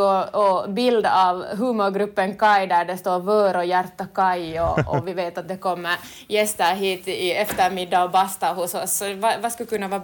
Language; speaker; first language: Swedish; native; Swedish